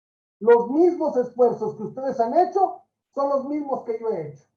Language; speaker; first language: Spanish; native; Spanish